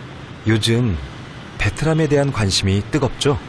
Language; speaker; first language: Korean; native; Korean